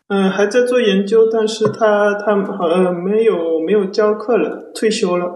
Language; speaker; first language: Chinese; early bilingual, heritage; Chinese